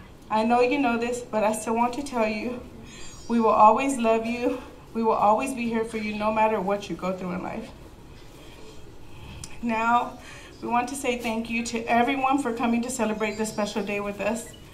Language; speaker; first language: English; early bilingual, other home language; Spanish